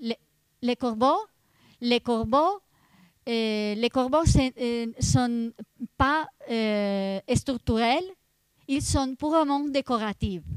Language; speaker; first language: French; non-native, fluent; Italian